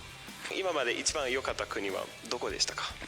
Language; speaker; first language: Japanese; non-native, fluent; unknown